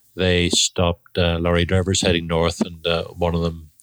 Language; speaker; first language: English; native; English